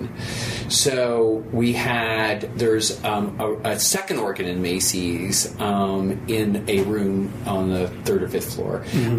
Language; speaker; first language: English; native; English